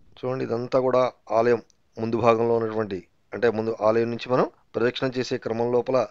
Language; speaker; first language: Telugu; native; Telugu